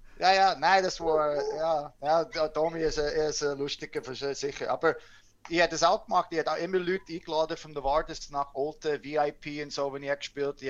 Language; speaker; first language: German; early bilingual, heritage; English